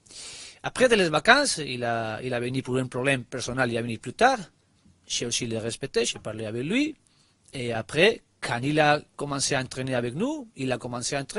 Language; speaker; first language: French; non-native, learner; Spanish